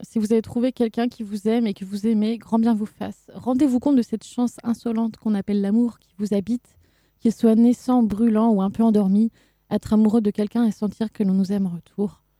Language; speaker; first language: French; native; French